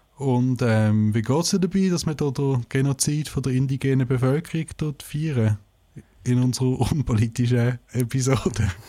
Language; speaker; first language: German; native; German